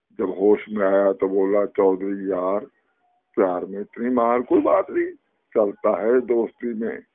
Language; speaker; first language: Urdu; native; Urdu